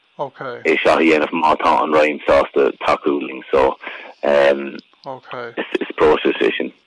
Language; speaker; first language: Irish; non-native, local second language; English